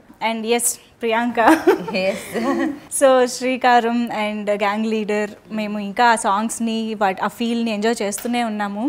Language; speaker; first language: Telugu; native; Telugu